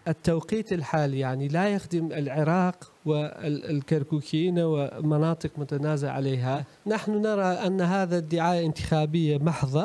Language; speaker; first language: Arabic; non-native, local second language; Kurdish